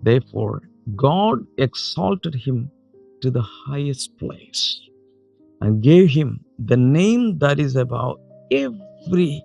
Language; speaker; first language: English; non-native, local second language; Malayalam